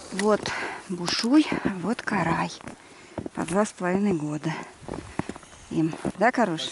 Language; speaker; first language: Russian; native; Russian